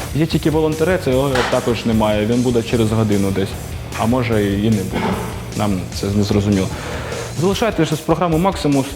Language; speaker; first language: Ukrainian; native; Ukrainian